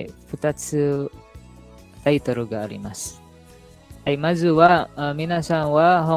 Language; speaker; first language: Japanese; non-native, fluent; Indonesian